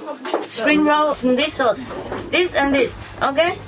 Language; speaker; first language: English; non-native, fluent; Vietnamese